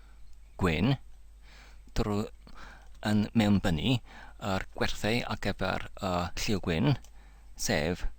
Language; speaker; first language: Welsh; non-native, learner; English